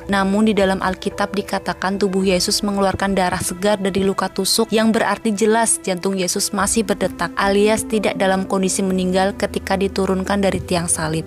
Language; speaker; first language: Indonesian; native; Indonesian